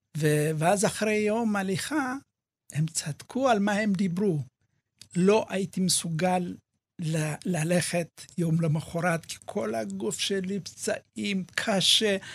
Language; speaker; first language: Hebrew; early bilingual, other home language; Amharic